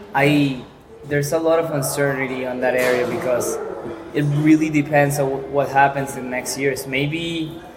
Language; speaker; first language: English; non-native, fluent; Spanish